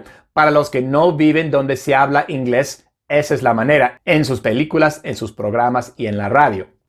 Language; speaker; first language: Spanish; non-native, fluent; English